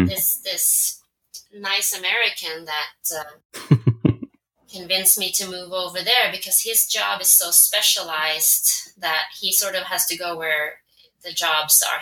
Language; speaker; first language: English; non-native, fluent; Swedish